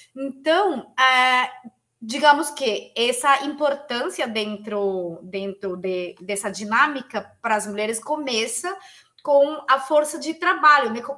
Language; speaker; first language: Portuguese; non-native, fluent; Spanish